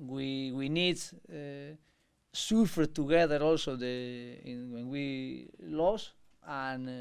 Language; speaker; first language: English; non-native, learner; Spanish